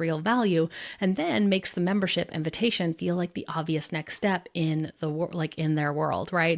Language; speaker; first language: English; native; English